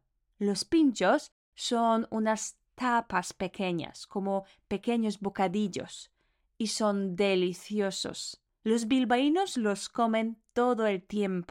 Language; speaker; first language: Spanish; non-native, fluent; Polish